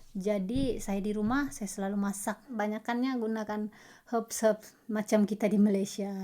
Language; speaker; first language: Malay; native; Malay